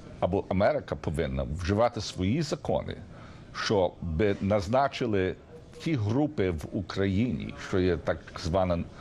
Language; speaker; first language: Ukrainian; early bilingual, heritage; Ukrainian